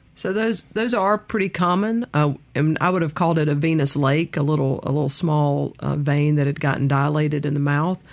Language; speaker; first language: English; native; English